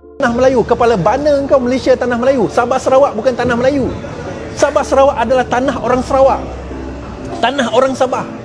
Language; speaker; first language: Malay; non-native, local second language; Chinese